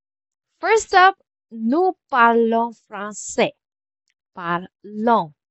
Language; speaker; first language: French; non-native, fluent; Filipino